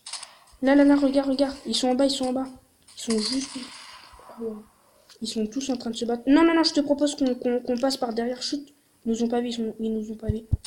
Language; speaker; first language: French; native; French